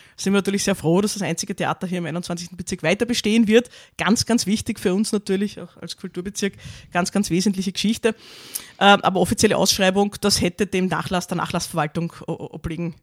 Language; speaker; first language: German; native; German